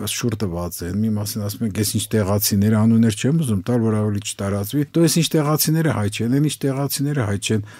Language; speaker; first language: Armenian; native; Armenian